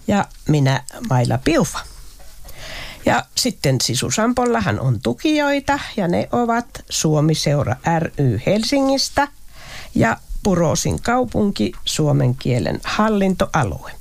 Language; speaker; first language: Finnish; native; Finnish